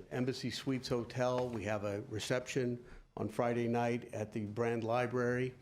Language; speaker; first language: English; early bilingual, other home language; Armenian